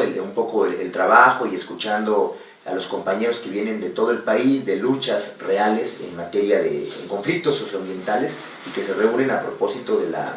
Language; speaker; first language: Spanish; native; Spanish